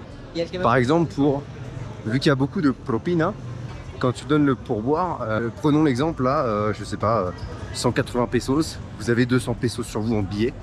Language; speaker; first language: French; native; French